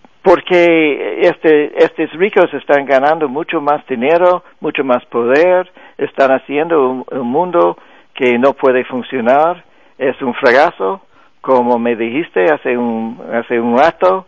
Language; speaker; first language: Spanish; non-native, fluent; English